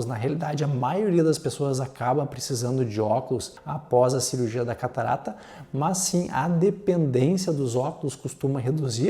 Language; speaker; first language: Portuguese; native; Portuguese